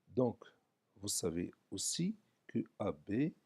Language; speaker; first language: French; non-native, local second language; Arabic